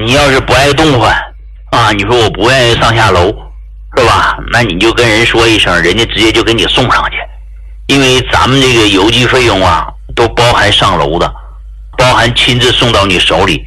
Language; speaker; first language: Chinese; native; Chinese